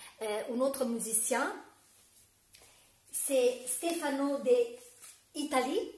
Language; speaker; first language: French; non-native, fluent; Italian